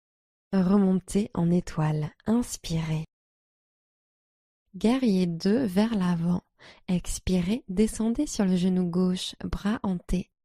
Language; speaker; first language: French; native; French